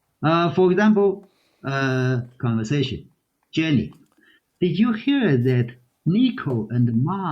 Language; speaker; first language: English; non-native, learner; Chinese